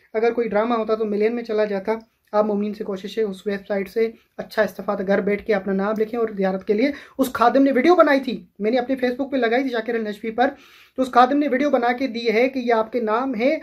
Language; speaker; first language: Urdu; non-native, local second language; Sindhi